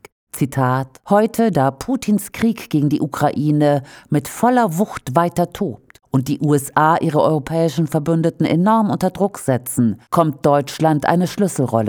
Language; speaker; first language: German; native; German